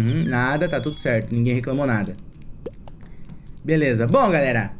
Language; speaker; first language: Portuguese; native; Portuguese